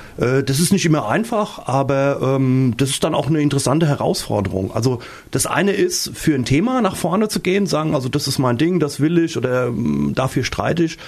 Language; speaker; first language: German; native; German